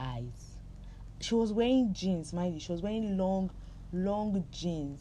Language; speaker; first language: English; non-native, local second language; Yoruba